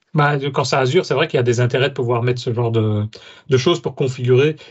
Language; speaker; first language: French; native; French